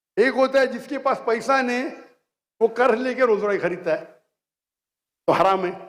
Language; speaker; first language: Hindi; non-native, local second language; Konkani